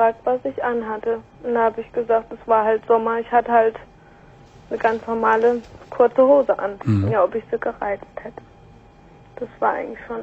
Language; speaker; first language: German; native; German